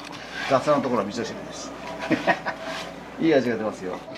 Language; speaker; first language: Japanese; native; Japanese